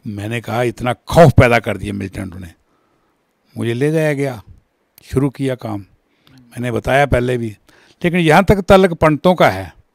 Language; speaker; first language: Hindi; non-native, local second language; Kashmiri